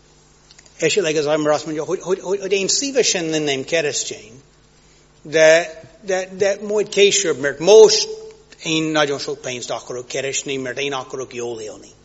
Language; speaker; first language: Hungarian; non-native, fluent; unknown